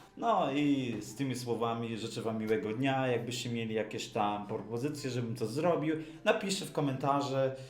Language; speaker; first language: Polish; early bilingual, heritage; Polish